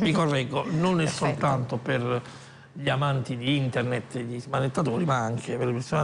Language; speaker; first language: Italian; native; Italian